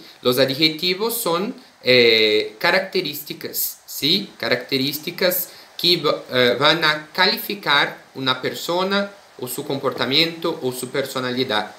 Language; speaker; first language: Spanish; non-native, fluent; Portuguese